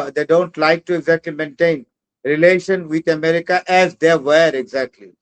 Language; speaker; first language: English; non-native, local second language; Bangla